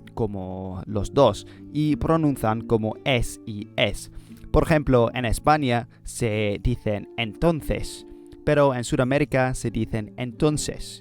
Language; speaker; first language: Spanish; non-native, learner; English